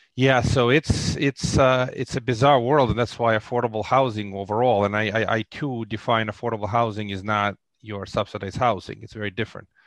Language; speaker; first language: English; non-native, fluent; Russian